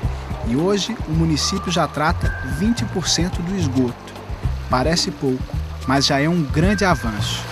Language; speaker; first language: Portuguese; native; Portuguese